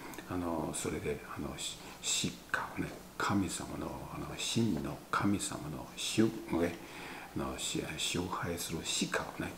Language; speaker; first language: Japanese; non-native, learner; Chinese